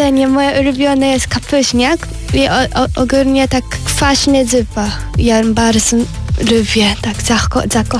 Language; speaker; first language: Polish; non-native, learner; Japanese